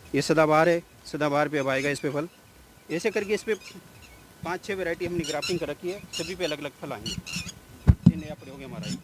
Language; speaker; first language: Hindi; native; Hindi